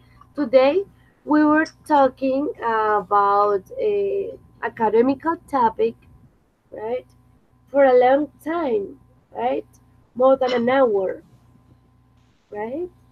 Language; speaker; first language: English; non-native, fluent; Spanish